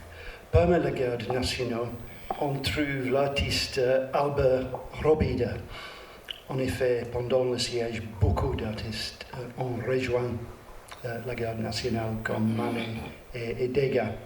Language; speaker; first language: French; non-native, learner; English